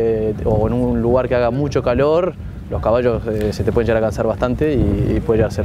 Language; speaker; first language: Spanish; native; Spanish